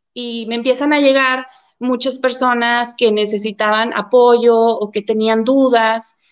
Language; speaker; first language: Spanish; early bilingual, heritage; Spanish